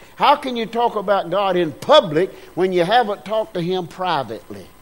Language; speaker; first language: English; native; English